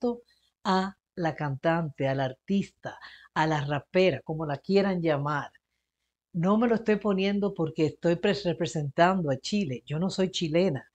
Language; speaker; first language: Spanish; early bilingual, heritage; Spanish